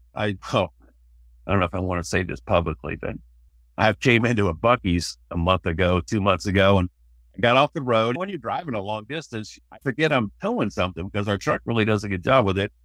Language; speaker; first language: English; native; English